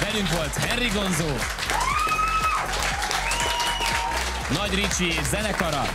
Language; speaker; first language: Hungarian; native; Hungarian